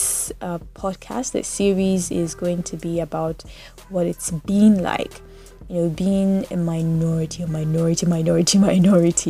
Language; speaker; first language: English; non-native, local second language; Yoruba